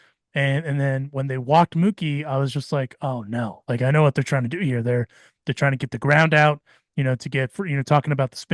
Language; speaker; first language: English; native; English